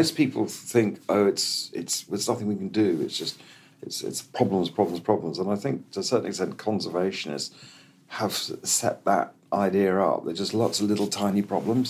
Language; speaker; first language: English; native; English